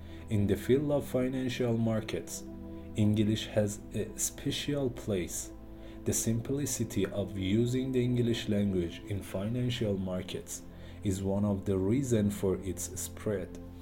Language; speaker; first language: English; non-native, fluent; Persian